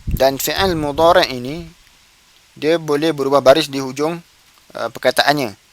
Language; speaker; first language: Malay; native; Malay